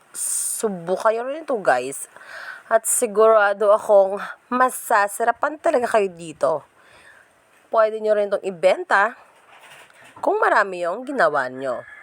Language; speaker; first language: Filipino; non-native, local second language; Cebuano